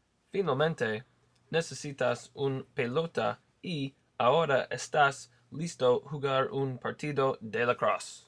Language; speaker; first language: Spanish; non-native, learner; English